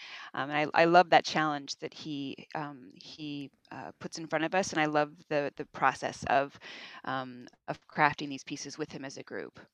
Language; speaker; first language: English; native; English